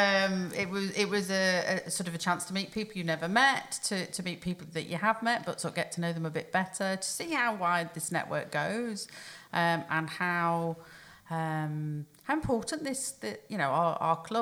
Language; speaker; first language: English; native; English